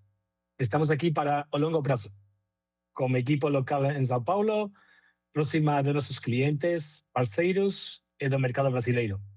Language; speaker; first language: Portuguese; non-native, learner; Spanish